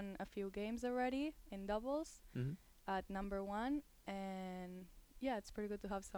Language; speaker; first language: English; non-native, fluent; Spanish